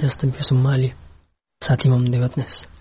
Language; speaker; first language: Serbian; non-native, learner; Pashto